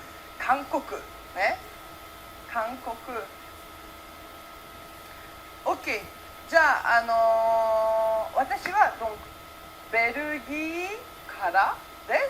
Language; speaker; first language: Japanese; early bilingual, heritage; Japanese